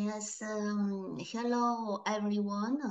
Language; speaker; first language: English; non-native, learner; French